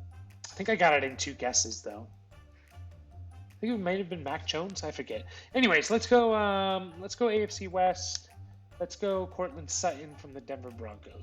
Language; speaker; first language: English; native; English